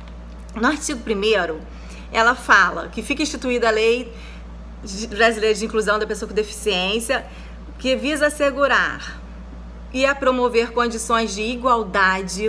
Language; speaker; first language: Portuguese; native; Portuguese